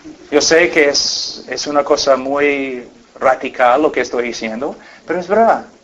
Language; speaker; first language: Spanish; non-native, fluent; English